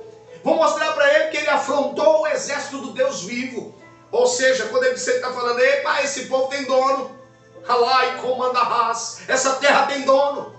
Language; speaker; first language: Portuguese; native; Portuguese